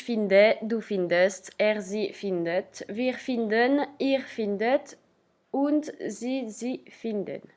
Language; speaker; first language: German; non-native, fluent; French